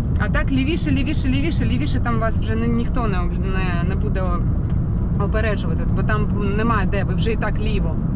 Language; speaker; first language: Ukrainian; non-native, local second language; Russian